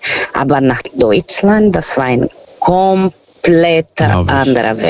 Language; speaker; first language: German; non-native, fluent; Portuguese